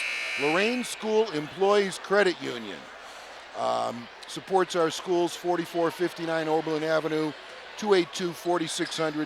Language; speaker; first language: English; native; English